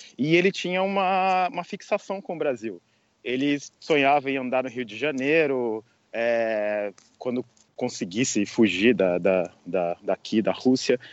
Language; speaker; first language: Portuguese; native; Portuguese